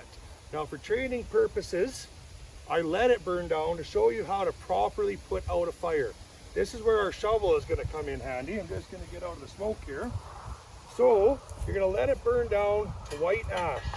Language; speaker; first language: English; native; English